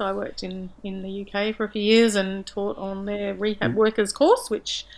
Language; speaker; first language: English; native; English